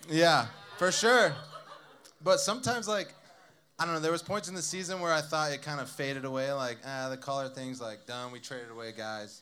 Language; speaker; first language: English; native; English